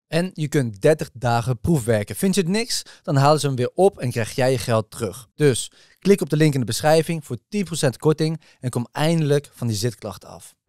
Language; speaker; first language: Dutch; native; Dutch